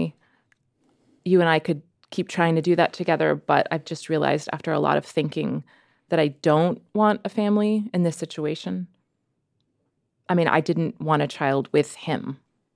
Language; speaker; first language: English; native; English